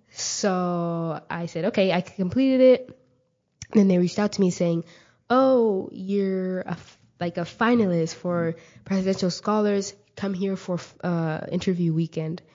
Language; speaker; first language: English; early bilingual, other home language; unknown